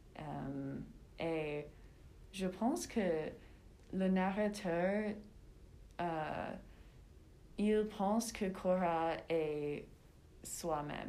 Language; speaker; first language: French; non-native, learner; English